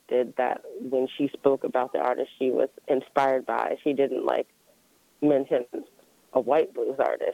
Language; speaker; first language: English; native; English